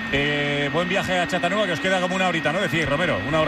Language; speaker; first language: Spanish; native; Spanish